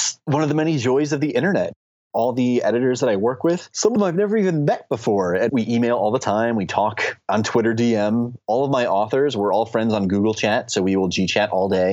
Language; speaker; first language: English; native; English